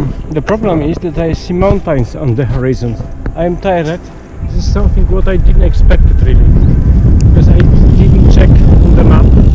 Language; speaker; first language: English; non-native, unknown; Polish